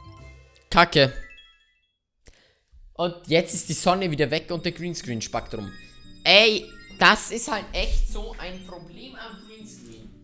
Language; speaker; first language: German; native; German